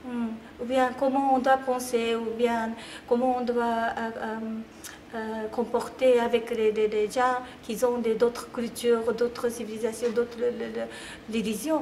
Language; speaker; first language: French; non-native, fluent; Japanese